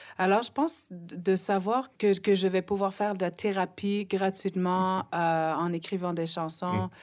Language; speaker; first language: French; non-native, local second language; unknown